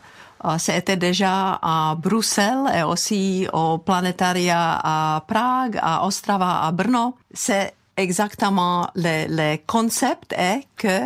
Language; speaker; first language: French; non-native, fluent; Czech